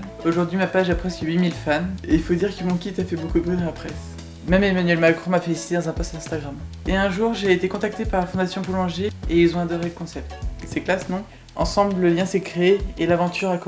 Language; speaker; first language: French; native; French